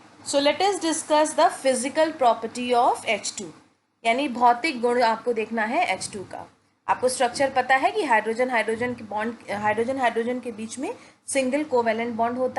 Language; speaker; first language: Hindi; native; Hindi